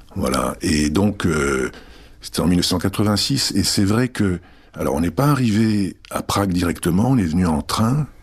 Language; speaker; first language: French; early bilingual, other home language; Czech